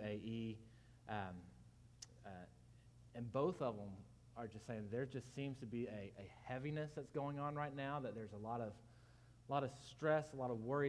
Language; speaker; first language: English; native; English